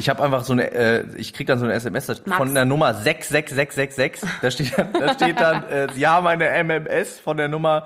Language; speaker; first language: German; native; German